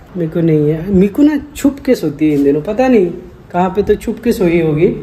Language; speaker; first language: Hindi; non-native, local second language; Konkani